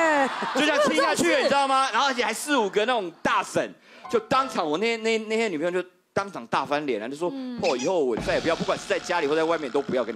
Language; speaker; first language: Chinese; native; Chinese